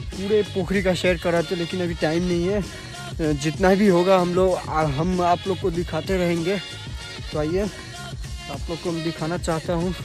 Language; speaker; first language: Hindi; non-native, local second language; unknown